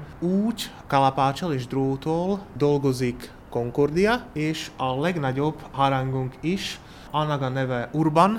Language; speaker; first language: Hungarian; non-native, learner; Slovak